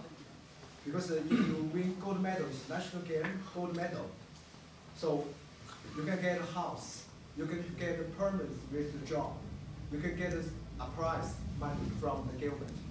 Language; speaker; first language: English; non-native, learner; Chinese